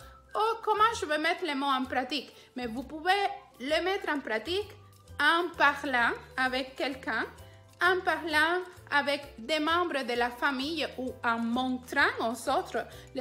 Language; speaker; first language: French; non-native, fluent; Spanish